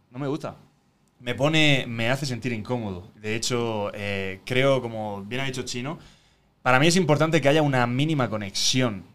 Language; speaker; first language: Spanish; native; Spanish